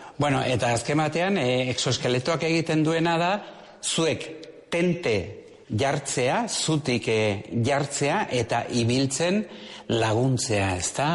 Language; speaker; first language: Basque; native; Basque